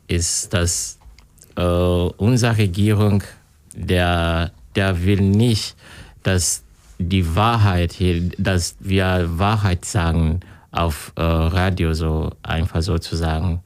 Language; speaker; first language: German; non-native, learner; Kinyarwanda